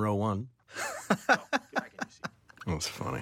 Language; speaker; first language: English; native; English